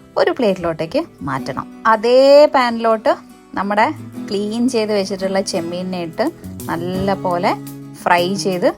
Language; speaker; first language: Malayalam; native; Malayalam